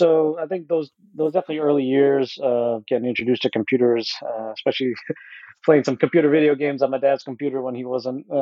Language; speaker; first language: English; native; English